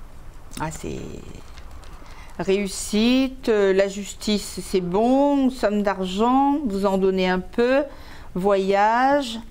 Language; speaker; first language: French; native; French